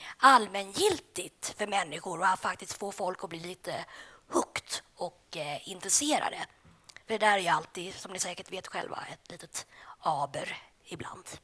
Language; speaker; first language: Swedish; native; Swedish